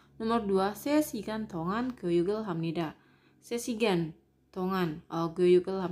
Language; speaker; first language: Korean; non-native, fluent; Indonesian